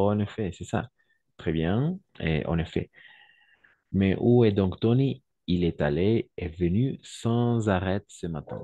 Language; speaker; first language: French; non-native, fluent; Spanish